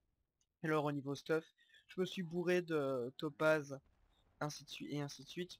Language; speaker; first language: French; native; French